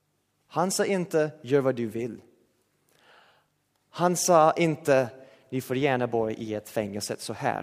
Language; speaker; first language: Swedish; non-native, fluent; English